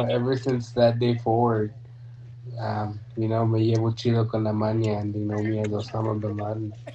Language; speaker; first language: English; early bilingual, other home language; Spanish